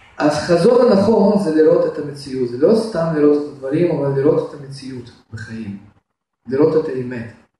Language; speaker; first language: Hebrew; non-native, fluent; Russian